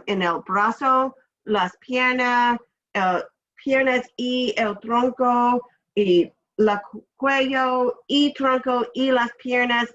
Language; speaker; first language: Spanish; non-native, learner; English